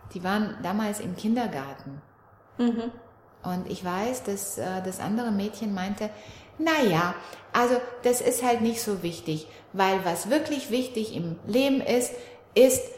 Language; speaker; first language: German; early bilingual, other home language; Romanian